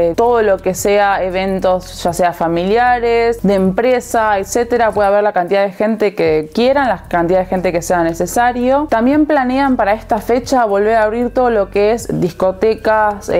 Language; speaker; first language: Spanish; native; Spanish